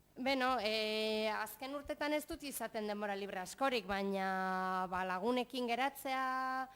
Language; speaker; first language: Basque; non-native, local second language; Spanish